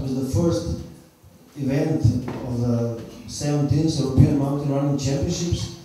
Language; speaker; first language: English; non-native, fluent; Slovenian